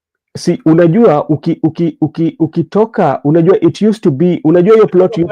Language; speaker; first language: Swahili; non-native, local second language; Luo (Kenya and Tanzania)